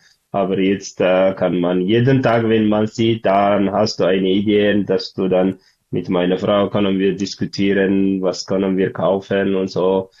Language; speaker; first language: German; non-native, learner; Tigrinya